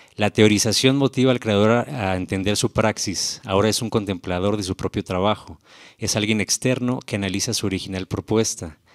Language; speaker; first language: Spanish; native; Spanish